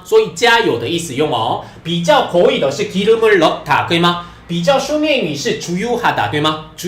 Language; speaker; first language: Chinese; non-native, fluent; Korean